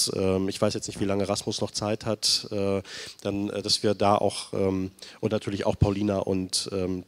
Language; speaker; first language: German; native; German